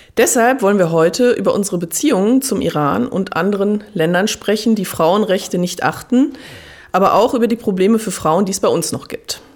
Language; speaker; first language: German; native; German